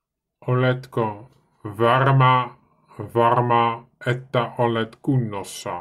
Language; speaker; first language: Finnish; non-native, learner; Dutch